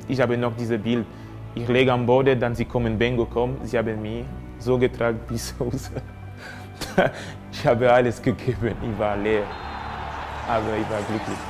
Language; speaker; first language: German; non-native, fluent; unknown